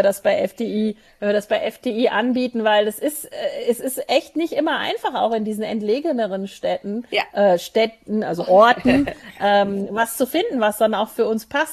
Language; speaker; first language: German; native; German